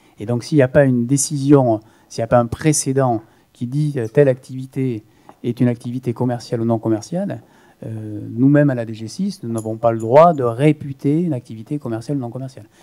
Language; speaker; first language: French; native; French